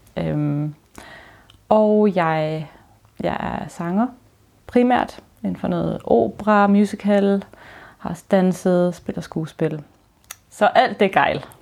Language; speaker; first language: Danish; early bilingual, other home language; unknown